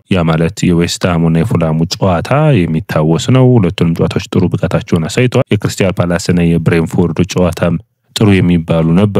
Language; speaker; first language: Amharic; native; Amharic